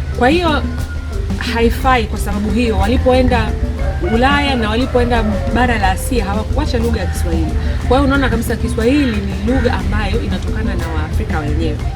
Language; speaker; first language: Swahili; native; Swahili